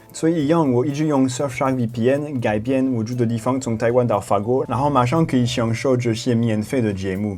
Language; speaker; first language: Chinese; non-native, fluent; French